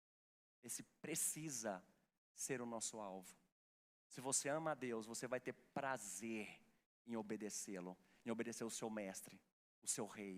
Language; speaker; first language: Portuguese; native; Portuguese